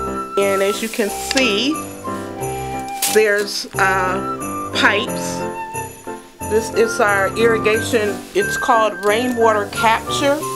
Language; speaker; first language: English; native; English